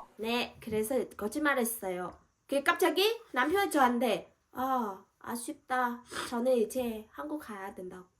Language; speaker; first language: Korean; non-native, learner; Vietnamese